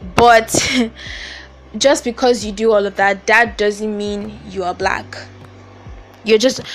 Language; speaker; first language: English; non-native, local second language; Yoruba